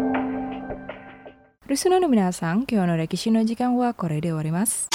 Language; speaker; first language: Japanese; non-native, learner; Indonesian